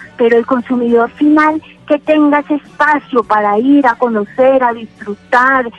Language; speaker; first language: Spanish; native; Spanish